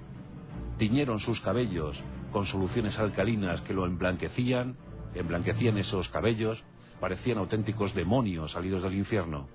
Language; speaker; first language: Spanish; native; Spanish